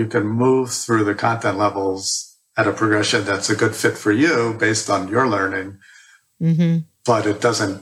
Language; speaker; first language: English; native; English